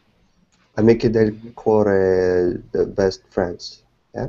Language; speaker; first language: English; non-native, fluent; Russian